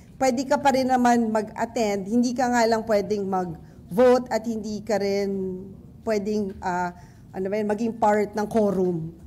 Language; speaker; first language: Filipino; native; Filipino